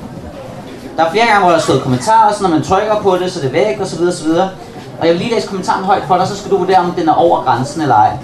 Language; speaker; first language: Danish; native; Danish